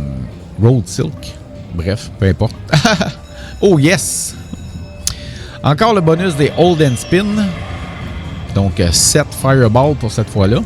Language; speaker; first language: French; native; French